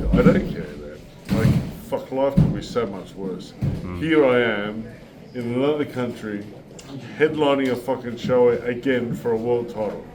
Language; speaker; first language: English; native; English